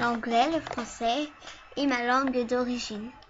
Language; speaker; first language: French; early bilingual, other home language; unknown